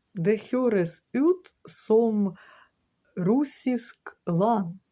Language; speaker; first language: Norwegian; non-native, learner; Ukrainian